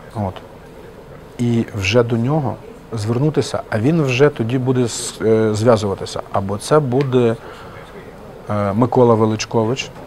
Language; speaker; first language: Ukrainian; native; Ukrainian